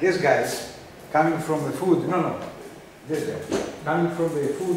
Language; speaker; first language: English; non-native, fluent; Greek